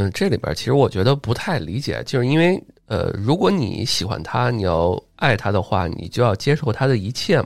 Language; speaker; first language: Chinese; native; Chinese